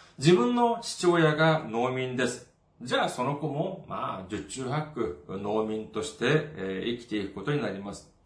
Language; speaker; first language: Japanese; non-native, fluent; Korean